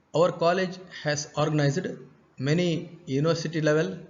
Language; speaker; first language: English; non-native, local second language; Kannada